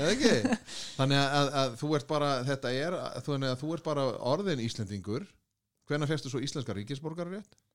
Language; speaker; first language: Icelandic; native; Icelandic